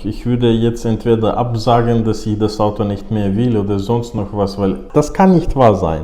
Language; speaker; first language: German; non-native, learner; Ukrainian